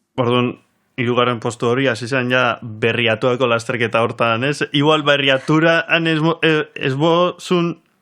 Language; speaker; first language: Basque; native; Basque